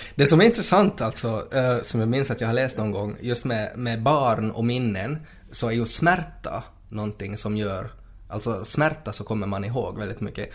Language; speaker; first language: Swedish; native; Swedish